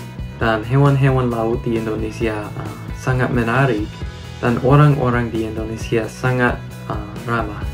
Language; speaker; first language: Indonesian; non-native, learner; English